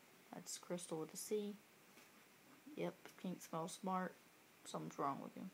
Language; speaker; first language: English; native; English